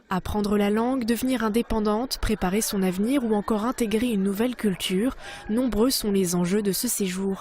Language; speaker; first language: French; native; French